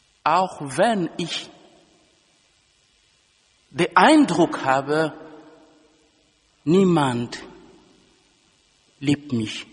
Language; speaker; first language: German; non-native, fluent; Lingala